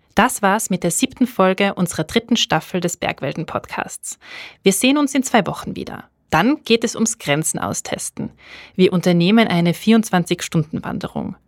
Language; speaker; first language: German; native; German